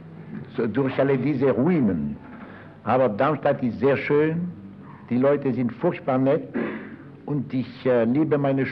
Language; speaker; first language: German; non-native, fluent; French